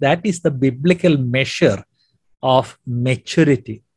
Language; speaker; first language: English; non-native, local second language; Malayalam